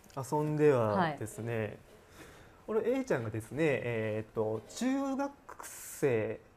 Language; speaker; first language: Japanese; native; Japanese